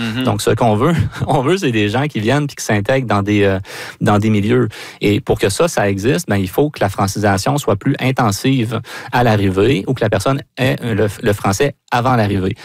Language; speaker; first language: French; native; French